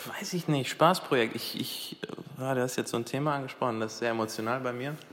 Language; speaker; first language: German; early bilingual, other home language; Arabic